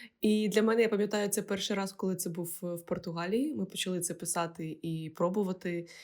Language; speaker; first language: Ukrainian; non-native, local second language; Russian